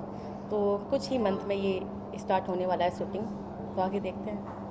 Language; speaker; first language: Hindi; native; Hindi